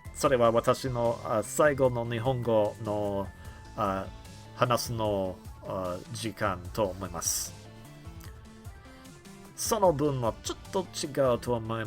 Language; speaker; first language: Japanese; non-native, learner; English